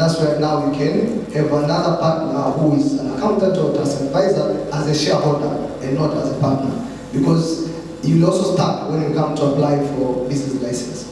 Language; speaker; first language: English; non-native, local second language; Swahili